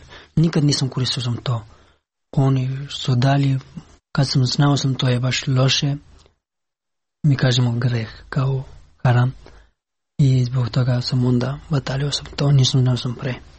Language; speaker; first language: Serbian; non-native, learner; Pashto